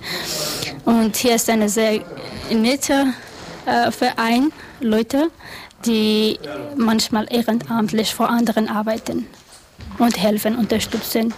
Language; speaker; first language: German; non-native, learner; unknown